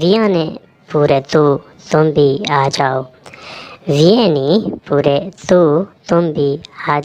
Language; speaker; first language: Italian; non-native, learner; Urdu